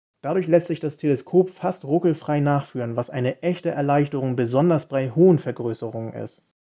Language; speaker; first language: German; native; German